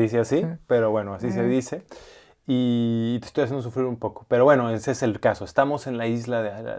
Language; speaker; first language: Spanish; native; Spanish